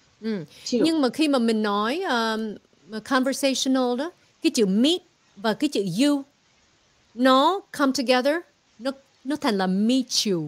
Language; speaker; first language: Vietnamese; early bilingual, heritage; Vietnamese